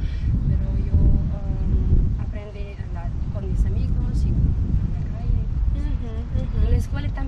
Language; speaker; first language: Spanish; non-native, learner; Kazakh